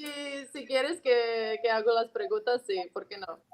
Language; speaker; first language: Spanish; non-native, fluent; Czech